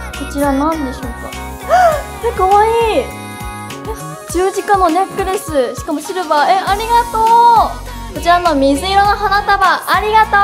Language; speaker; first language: Japanese; native; Japanese